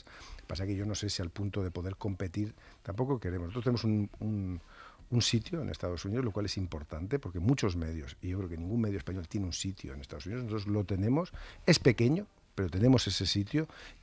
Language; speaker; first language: Spanish; native; Spanish